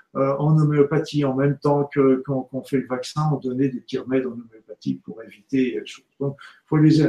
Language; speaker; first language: French; native; French